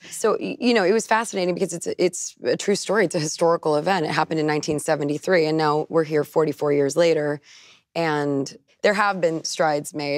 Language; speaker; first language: English; native; English